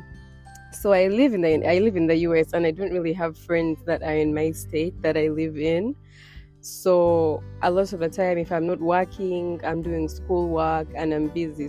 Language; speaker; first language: English; non-native, local second language; Ganda